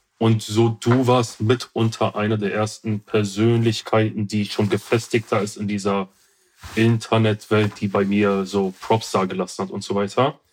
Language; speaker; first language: German; early bilingual, other home language; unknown